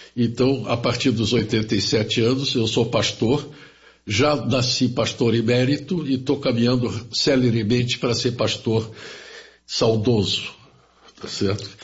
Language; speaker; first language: Portuguese; early bilingual, other home language; German